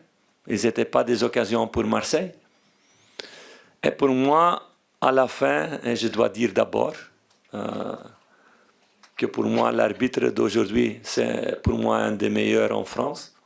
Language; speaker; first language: French; non-native, fluent; Dutch